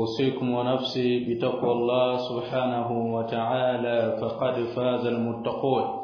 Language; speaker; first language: Arabic; non-native, fluent; Swahili